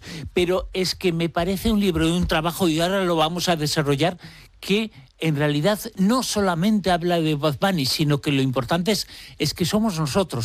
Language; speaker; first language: Spanish; native; Spanish